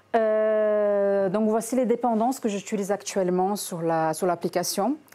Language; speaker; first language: French; non-native, fluent; Portuguese